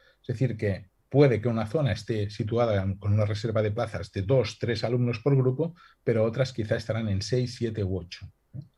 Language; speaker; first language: Spanish; non-native, local second language; Catalan